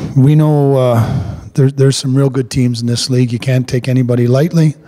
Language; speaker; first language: English; native; English